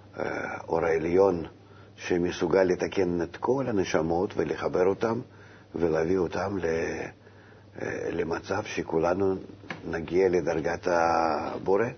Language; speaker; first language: Hebrew; non-native, fluent; Russian